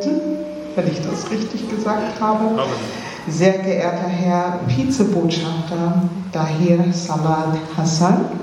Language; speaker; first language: German; early bilingual, other home language; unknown